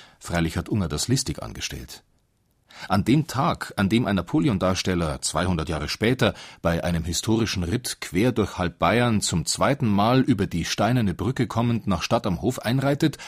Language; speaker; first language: German; native; German